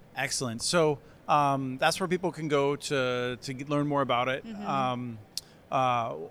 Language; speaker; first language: English; native; English